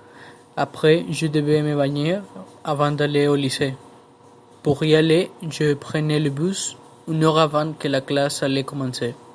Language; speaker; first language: French; non-native, learner; Spanish